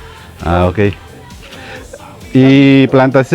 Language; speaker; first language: Spanish; non-native, learner; Pampanga